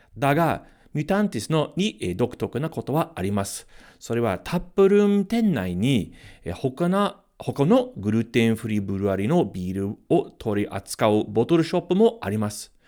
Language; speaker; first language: Japanese; non-native, fluent; English